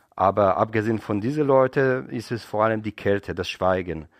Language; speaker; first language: German; non-native, fluent; Hebrew